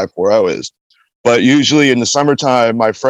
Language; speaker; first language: English; native; English